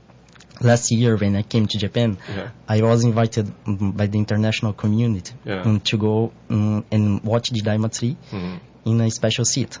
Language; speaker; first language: English; non-native, fluent; Portuguese